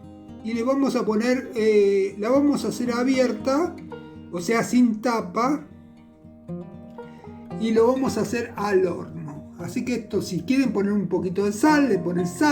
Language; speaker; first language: Spanish; native; Spanish